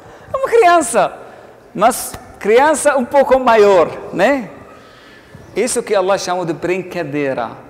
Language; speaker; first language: Portuguese; non-native, learner; Arabic